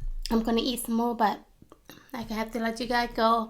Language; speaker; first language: English; non-native, learner; Thai